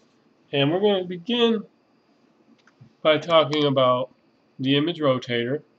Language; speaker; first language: English; native; English